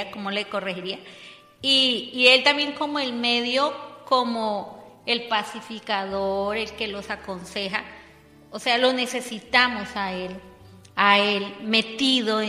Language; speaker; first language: Spanish; native; Spanish